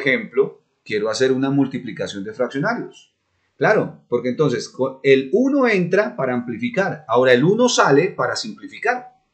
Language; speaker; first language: Spanish; native; Spanish